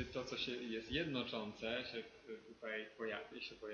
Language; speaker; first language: Polish; native; Polish